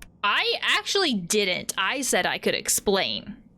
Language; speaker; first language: English; native; English